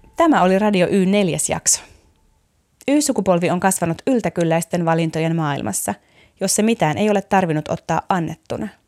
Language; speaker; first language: Finnish; native; Finnish